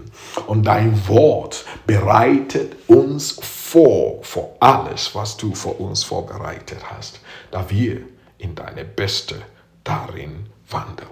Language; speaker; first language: German; non-native, fluent; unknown